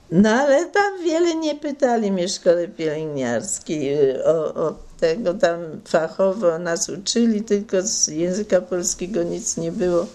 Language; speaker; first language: Polish; non-native, local second language; German